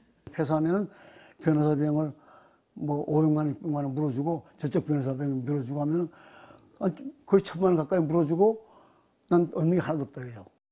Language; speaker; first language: Korean; native; Korean